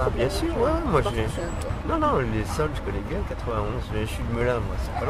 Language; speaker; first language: French; native; French